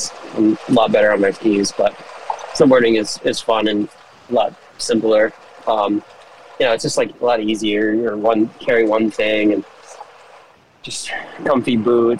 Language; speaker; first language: English; native; English